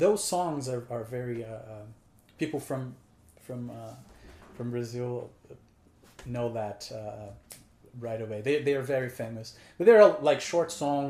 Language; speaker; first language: English; non-native, fluent; Portuguese